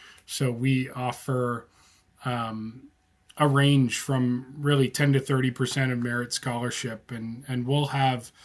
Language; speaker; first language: English; native; English